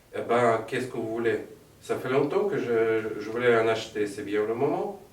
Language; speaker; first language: French; non-native, fluent; Russian